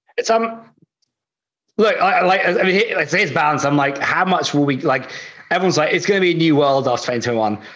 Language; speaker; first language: English; native; English